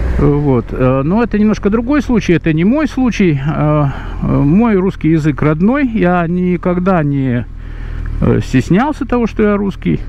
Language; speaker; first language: Russian; native; Russian